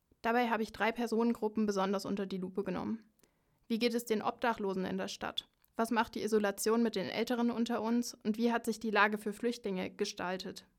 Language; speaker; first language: German; native; German